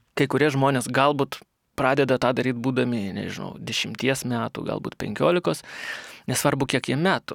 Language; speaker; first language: Lithuanian; non-native, local second language; Russian